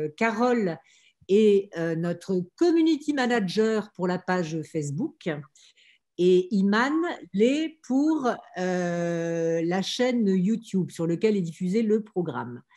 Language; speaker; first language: French; native; French